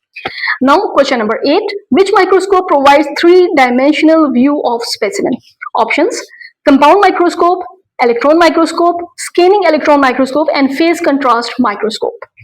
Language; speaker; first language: English; non-native, local second language; Urdu